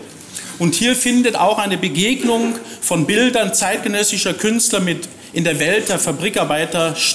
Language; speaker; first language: German; native; German